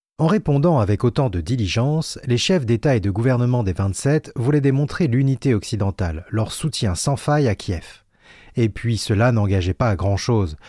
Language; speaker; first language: French; native; French